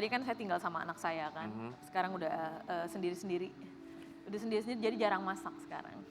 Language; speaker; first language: Indonesian; native; Indonesian